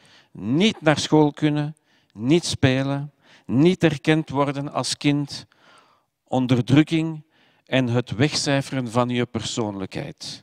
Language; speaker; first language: Dutch; non-native, local second language; French